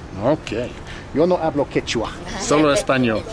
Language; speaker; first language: Spanish; non-native, learner; English